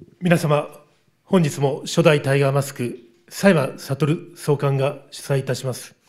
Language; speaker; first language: Japanese; native; Japanese